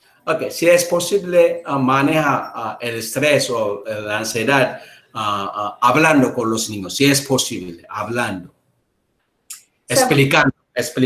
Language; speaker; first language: Spanish; non-native, learner; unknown